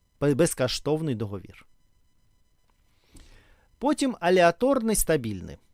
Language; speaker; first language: Ukrainian; non-native, learner; Russian